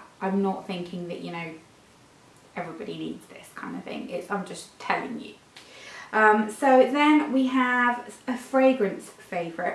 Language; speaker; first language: English; native; English